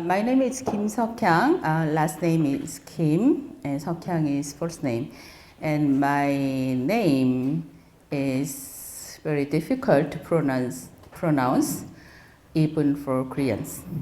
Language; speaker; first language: English; non-native, fluent; Korean